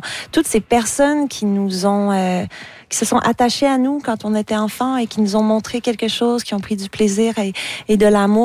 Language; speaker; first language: French; native; French